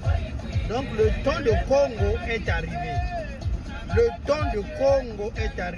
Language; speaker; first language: French; non-native, local second language; Kongo